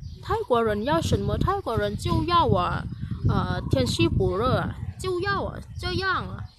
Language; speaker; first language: Chinese; non-native, learner; Thai